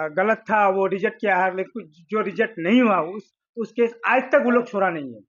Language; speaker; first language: Hindi; non-native, local second language; Bangla